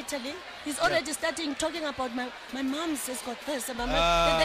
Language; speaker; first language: English; non-native, local second language; Xhosa